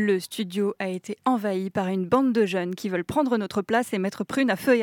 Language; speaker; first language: French; native; French